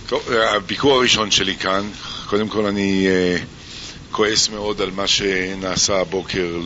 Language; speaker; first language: Hebrew; non-native, learner; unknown